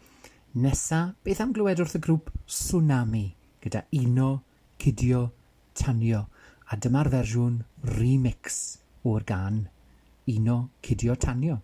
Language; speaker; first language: Welsh; native; Welsh